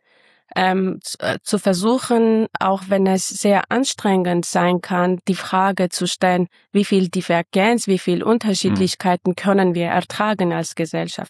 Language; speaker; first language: German; non-native, fluent; Armenian